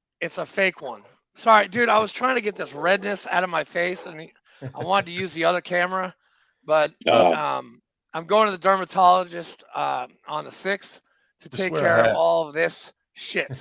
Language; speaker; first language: English; native; English